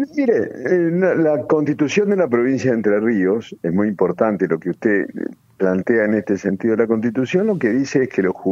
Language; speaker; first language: Spanish; native; Spanish